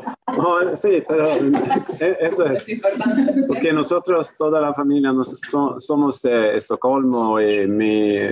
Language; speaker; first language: Spanish; non-native, fluent; Swedish